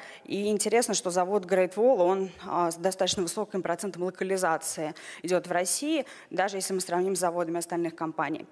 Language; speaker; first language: Russian; native; Russian